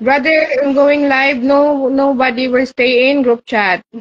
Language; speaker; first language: English; non-native, learner; Bangla